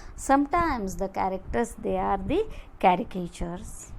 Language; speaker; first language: English; non-native, local second language; Marathi